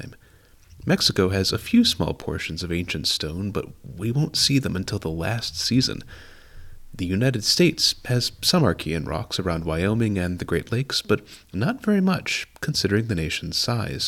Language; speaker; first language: English; native; English